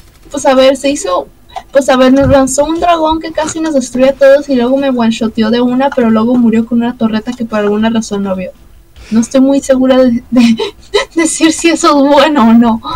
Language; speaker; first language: Spanish; native; Spanish